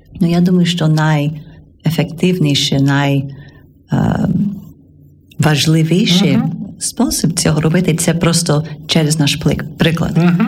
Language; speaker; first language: Ukrainian; non-native, learner; English